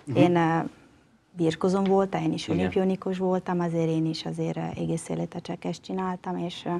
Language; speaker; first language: Hungarian; non-native, learner; Italian